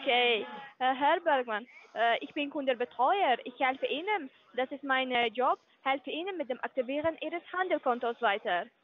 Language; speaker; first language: German; non-native, learner; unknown